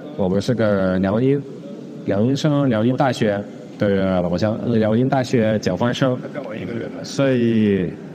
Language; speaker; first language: Chinese; non-native, fluent; Russian